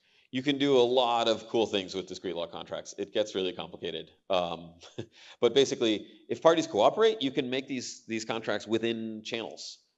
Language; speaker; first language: English; native; English